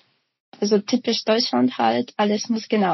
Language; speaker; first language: German; non-native, fluent; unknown